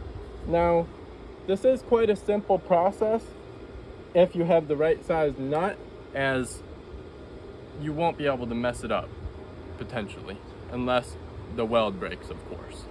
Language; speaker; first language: English; native; English